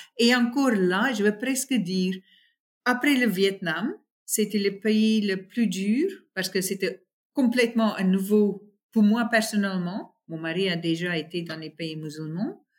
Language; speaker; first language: French; non-native, fluent; English